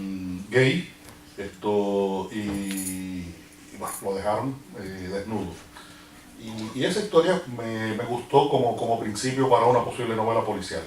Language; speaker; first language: Spanish; native; Spanish